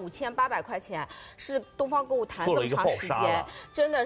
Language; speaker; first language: Chinese; native; Chinese